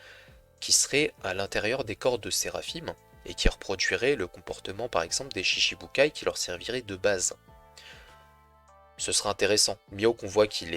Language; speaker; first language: French; native; French